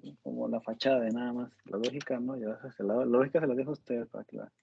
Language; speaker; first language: Spanish; native; Spanish